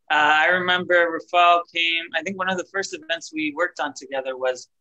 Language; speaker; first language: English; native; English